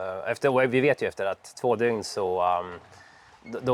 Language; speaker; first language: Swedish; native; Swedish